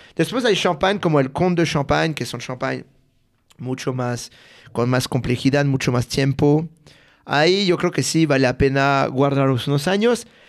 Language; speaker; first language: Spanish; non-native, fluent; French